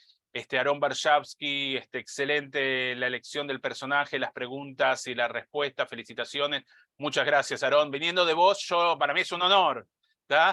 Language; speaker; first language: Spanish; native; Spanish